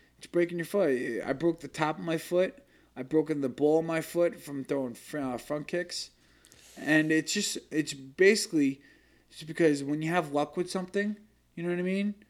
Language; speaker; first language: English; native; English